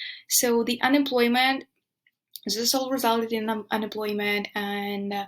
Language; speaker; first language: English; non-native, fluent; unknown